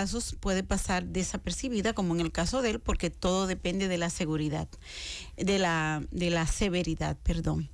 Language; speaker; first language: Spanish; native; Spanish